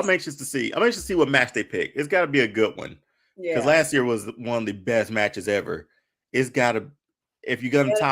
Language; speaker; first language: English; native; English